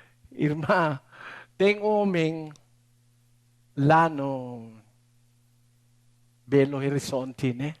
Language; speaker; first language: Portuguese; non-native, learner; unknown